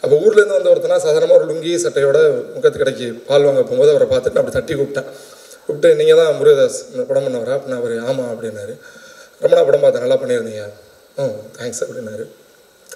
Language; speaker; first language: Tamil; native; Tamil